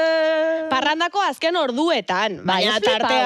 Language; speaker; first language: Basque; native; Basque